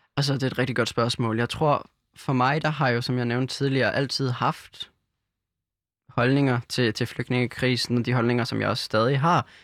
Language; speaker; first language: Danish; native; Danish